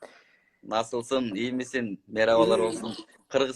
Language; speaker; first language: Turkish; non-native, learner; Kyrgyz